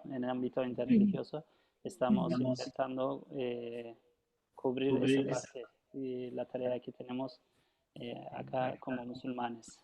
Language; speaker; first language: Spanish; non-native, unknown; Turkish